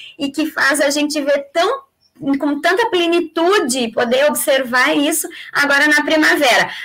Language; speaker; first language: Portuguese; native; Portuguese